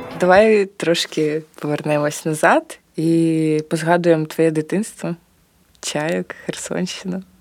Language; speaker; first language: Ukrainian; native; Ukrainian